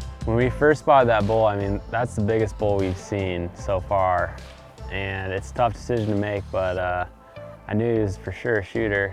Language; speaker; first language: English; native; English